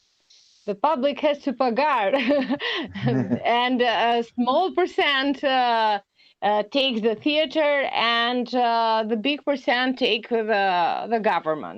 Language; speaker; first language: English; non-native, learner; Albanian